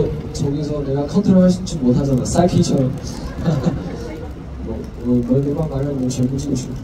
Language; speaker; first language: Korean; non-native, learner; Chinese